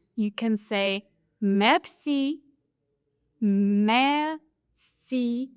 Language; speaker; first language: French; non-native, fluent; English